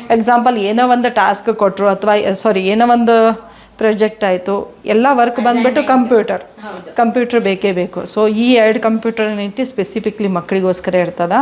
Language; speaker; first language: Kannada; native; Kannada